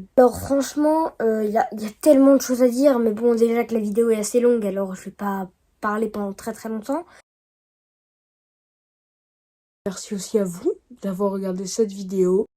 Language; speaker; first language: French; native; French